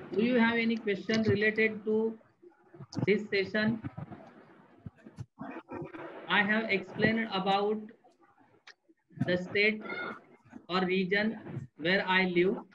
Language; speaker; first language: English; non-native, local second language; Marathi